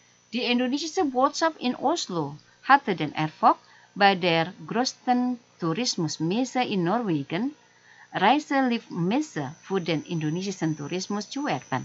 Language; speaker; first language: German; non-native, fluent; Indonesian